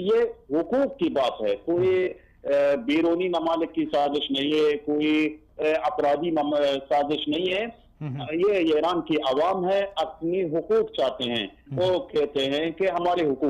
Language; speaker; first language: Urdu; non-native, learner; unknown